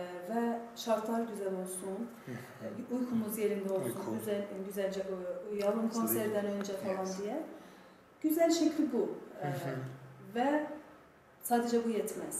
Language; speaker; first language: Turkish; non-native, fluent; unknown